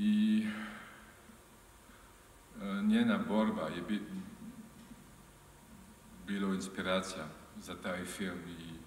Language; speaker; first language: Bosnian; non-native, learner; French